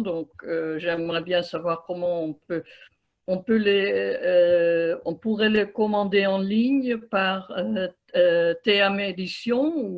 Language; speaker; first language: French; non-native, fluent; Dutch